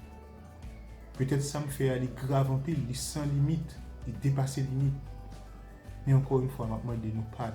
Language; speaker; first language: French; non-native, local second language; Haitian Creole